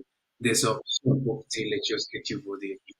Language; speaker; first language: French; non-native, learner; Spanish